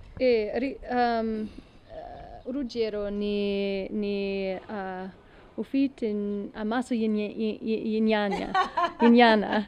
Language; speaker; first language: Kinyarwanda; non-native, learner; English